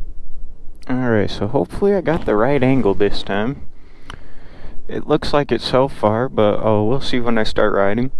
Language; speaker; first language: English; native; English